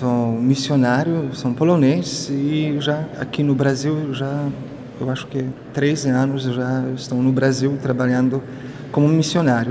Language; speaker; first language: Portuguese; non-native, fluent; Polish